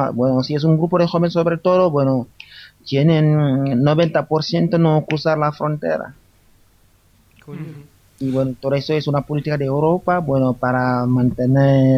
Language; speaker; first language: Spanish; non-native, fluent; Wolof